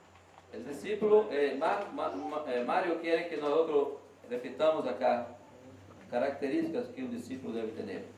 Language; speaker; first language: Spanish; non-native, learner; Portuguese